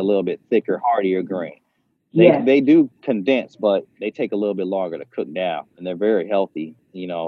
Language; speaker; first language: English; native; English